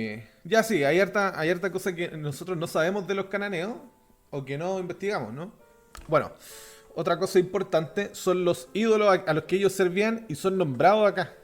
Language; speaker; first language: Spanish; native; Spanish